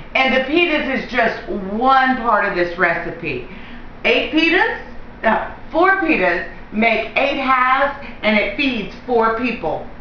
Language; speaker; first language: English; native; English